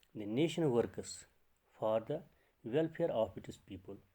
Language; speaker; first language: English; non-native, local second language; Urdu